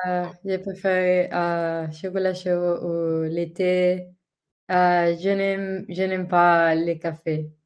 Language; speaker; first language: French; non-native, learner; Spanish